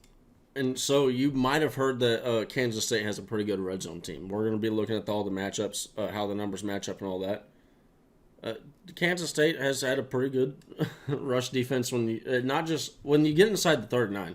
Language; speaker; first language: English; native; English